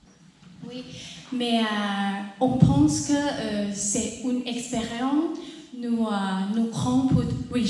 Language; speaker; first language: French; non-native, learner; Thai